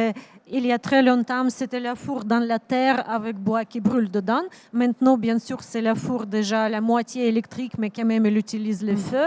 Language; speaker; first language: French; non-native, learner; Ukrainian